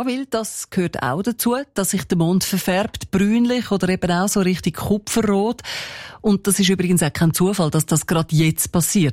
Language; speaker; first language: German; native; German